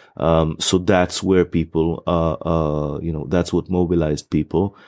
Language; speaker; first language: English; non-native, fluent; Hebrew